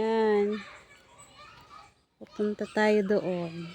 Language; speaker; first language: Filipino; native; Filipino